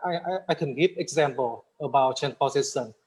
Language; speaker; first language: English; non-native, learner; Vietnamese